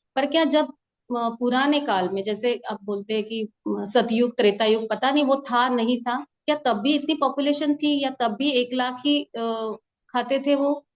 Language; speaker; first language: Hindi; non-native, local second language; Marathi